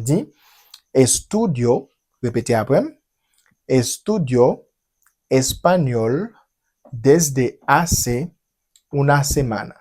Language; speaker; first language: Spanish; non-native, fluent; Haitian Creole